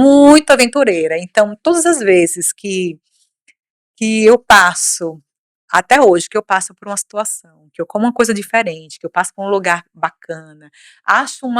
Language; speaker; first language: Portuguese; native; Portuguese